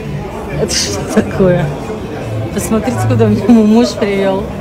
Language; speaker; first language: Russian; non-native, local second language; Uzbek